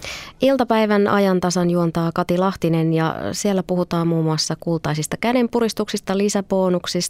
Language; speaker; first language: Finnish; native; Finnish